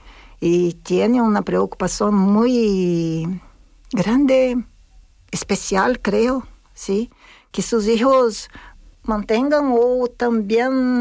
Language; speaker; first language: Spanish; non-native, fluent; Portuguese